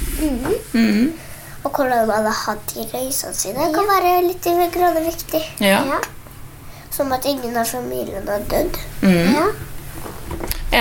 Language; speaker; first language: Norwegian; early bilingual, other home language; Polish